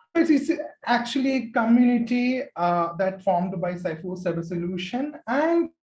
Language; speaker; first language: English; non-native, local second language; Malayalam